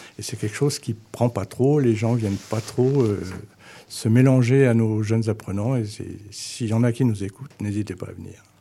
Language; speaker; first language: French; native; French